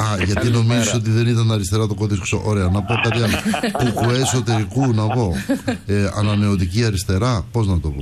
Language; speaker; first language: Greek; native; Greek